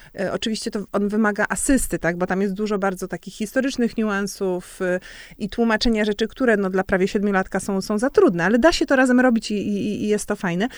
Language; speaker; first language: Polish; native; Polish